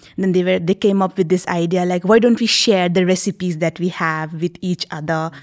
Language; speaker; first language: English; non-native, local second language; Nepali